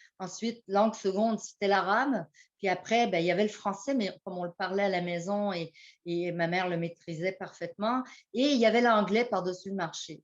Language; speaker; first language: French; early bilingual, heritage; French